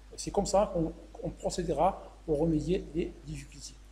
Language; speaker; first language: French; non-native, local second language; Arabic